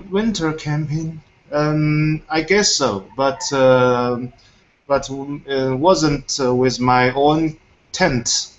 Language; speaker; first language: English; non-native, fluent; Chinese